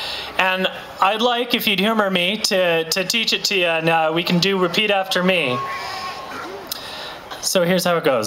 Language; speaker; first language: English; native; English